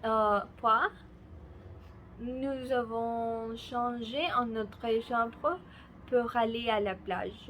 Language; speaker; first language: French; non-native, learner; Spanish